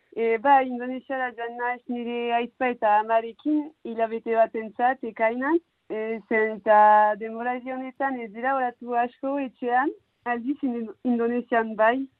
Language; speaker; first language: Basque; non-native, local second language; French